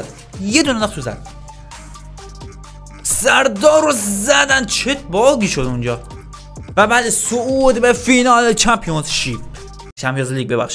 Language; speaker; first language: Persian; native; Persian